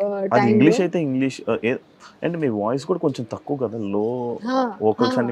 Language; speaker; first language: Telugu; native; Telugu